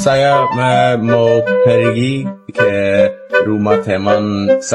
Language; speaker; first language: Indonesian; non-native, learner; English